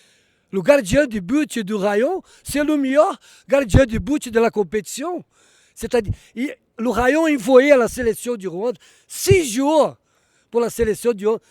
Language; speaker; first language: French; non-native, learner; Portuguese